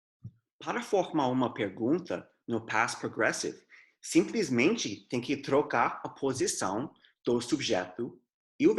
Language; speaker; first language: Portuguese; non-native, fluent; English